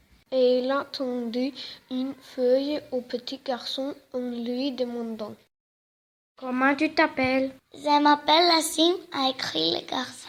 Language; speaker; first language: French; non-native, learner; Greek